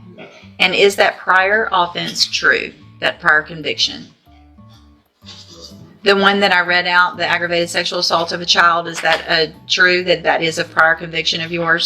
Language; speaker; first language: English; native; English